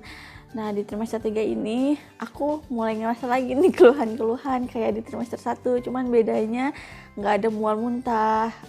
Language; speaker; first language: Indonesian; native; Indonesian